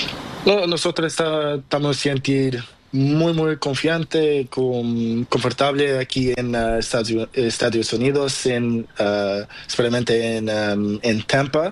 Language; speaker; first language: Spanish; non-native, learner; Portuguese